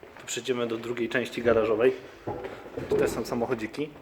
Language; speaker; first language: Polish; native; Polish